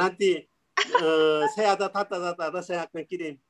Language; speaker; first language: Indonesian; non-native, learner; Korean